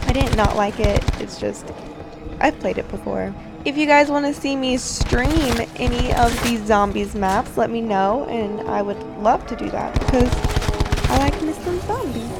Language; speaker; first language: English; native; English